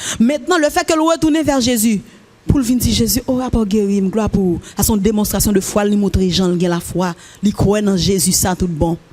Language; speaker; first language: French; non-native, local second language; Haitian Creole